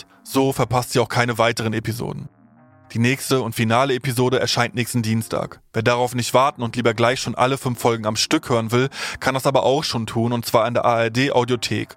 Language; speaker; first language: German; native; German